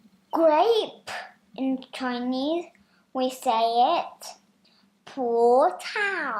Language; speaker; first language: English; non-native, fluent; Chinese